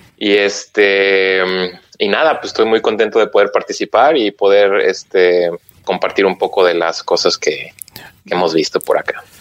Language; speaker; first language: Spanish; native; Spanish